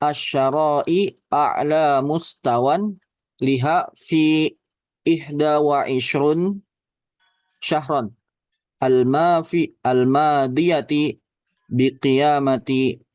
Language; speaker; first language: Arabic; non-native, learner; Indonesian